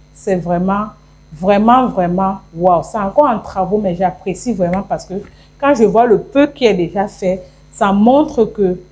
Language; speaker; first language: French; non-native, local second language; English